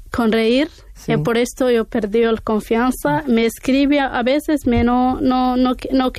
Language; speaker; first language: Spanish; non-native, learner; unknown